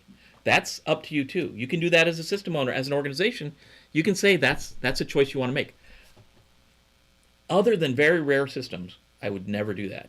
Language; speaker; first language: English; native; English